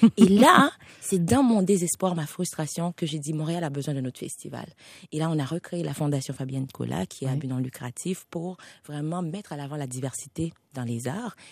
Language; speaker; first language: French; non-native, local second language; Haitian Creole